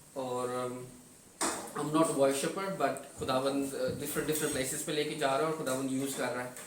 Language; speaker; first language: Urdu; non-native, local second language; Punjabi